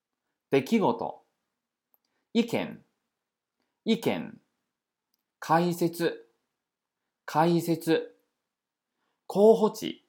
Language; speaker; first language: Japanese; non-native, fluent; Chinese